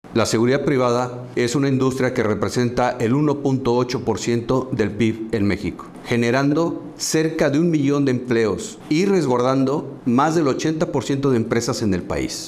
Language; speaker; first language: Spanish; native; Spanish